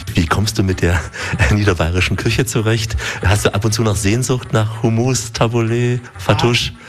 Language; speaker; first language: German; native; German